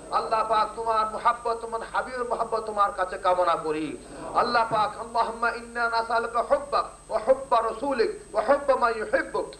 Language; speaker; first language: Bangla; non-native, fluent; Urdu